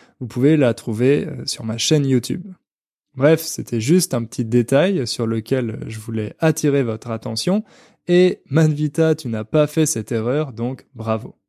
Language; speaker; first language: French; native; French